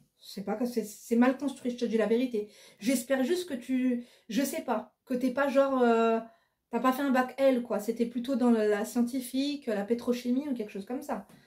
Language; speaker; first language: French; native; French